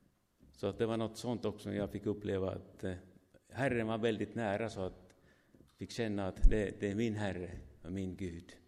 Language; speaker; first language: Swedish; non-native, fluent; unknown